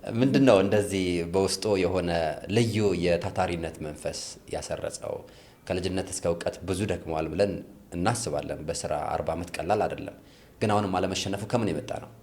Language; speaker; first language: Amharic; native; Amharic